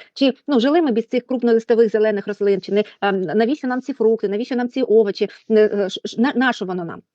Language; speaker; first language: Ukrainian; non-native, local second language; Russian